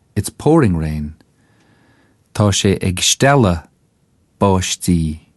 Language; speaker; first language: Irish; non-native, local second language; English